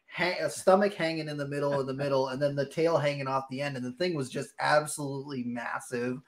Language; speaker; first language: English; native; English